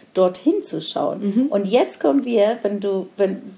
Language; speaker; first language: German; non-native, fluent; Persian